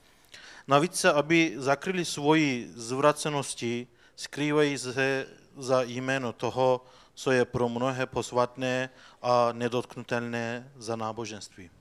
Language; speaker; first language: Czech; non-native, fluent; Turkish